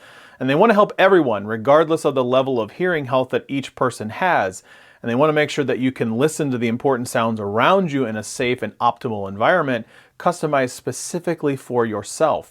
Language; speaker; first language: English; native; English